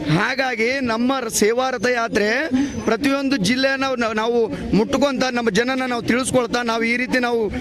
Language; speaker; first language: Kannada; non-native, local second language; Lambadi